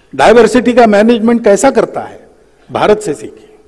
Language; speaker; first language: Hindi; native; Hindi